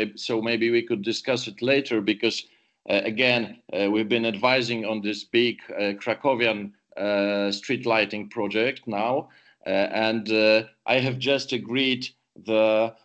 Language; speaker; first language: English; non-native, fluent; Polish